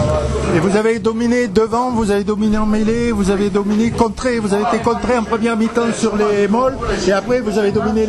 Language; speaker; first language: French; native; French